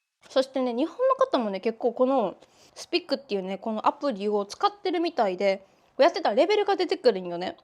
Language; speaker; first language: Japanese; native; Japanese